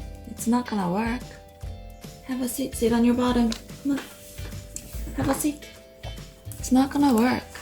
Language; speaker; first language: English; non-native, fluent; Korean